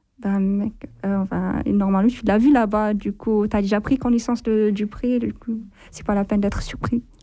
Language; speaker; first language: French; non-native, fluent; Amharic